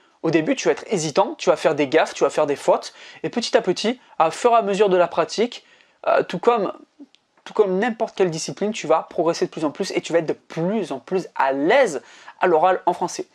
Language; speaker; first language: French; native; French